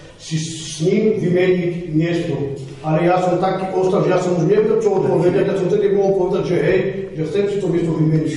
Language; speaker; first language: Slovak; non-native, local second language; Romany